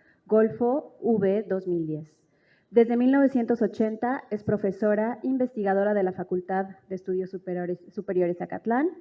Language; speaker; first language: Spanish; native; Spanish